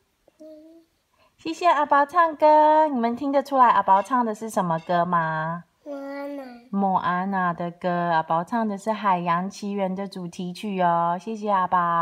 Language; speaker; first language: Chinese; native; Chinese